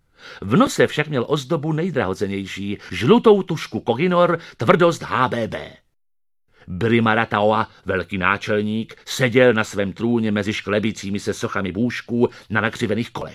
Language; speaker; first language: Czech; native; Czech